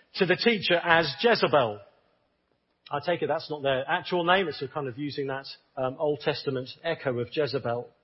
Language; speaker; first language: English; native; English